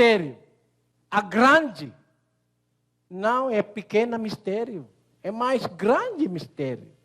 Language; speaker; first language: Portuguese; non-native, learner; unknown